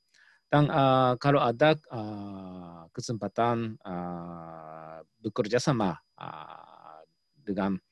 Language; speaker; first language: Indonesian; non-native, fluent; Japanese